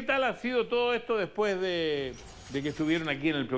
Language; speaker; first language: Spanish; native; Spanish